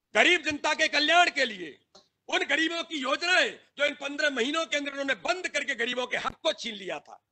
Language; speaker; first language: Hindi; native; Hindi